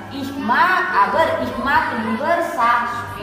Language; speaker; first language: German; non-native, fluent; Indonesian